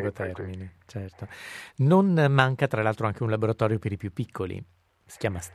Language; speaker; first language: Italian; native; Italian